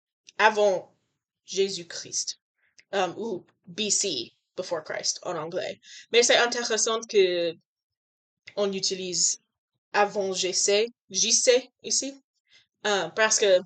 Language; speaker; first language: French; non-native, learner; English